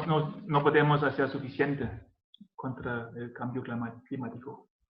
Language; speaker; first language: Spanish; non-native, learner; German